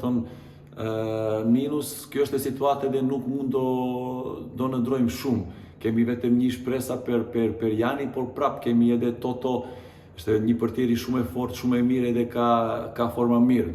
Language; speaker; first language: Albanian; non-native, learner; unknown